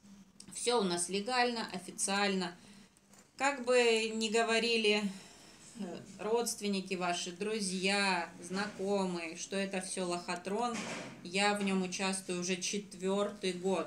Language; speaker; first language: Russian; native; Russian